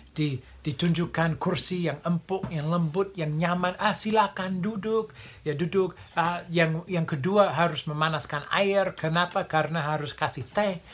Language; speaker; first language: Indonesian; non-native, fluent; English